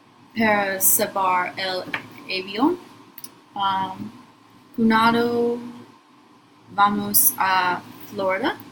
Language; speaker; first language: Spanish; non-native, learner; English